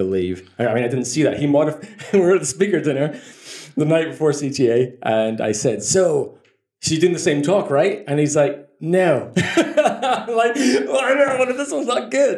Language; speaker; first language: English; native; English